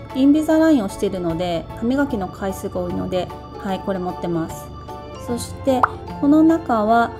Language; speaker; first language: Japanese; native; Japanese